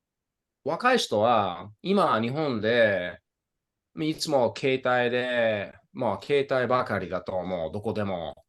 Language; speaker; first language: Japanese; non-native, fluent; English